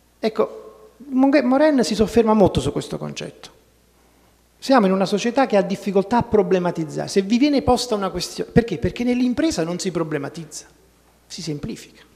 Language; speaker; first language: Italian; native; Italian